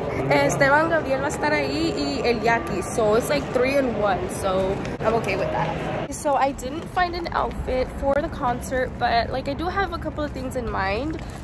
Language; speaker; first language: English; early bilingual, other home language; Spanish